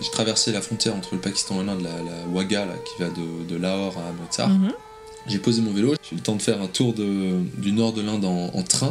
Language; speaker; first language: French; native; French